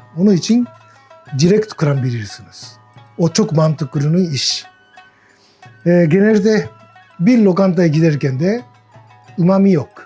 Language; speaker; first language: Turkish; non-native, learner; Japanese